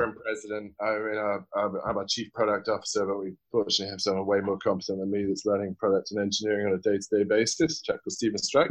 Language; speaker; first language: English; native; English